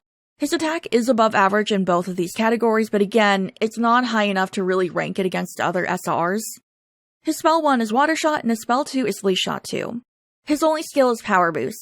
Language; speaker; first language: English; native; English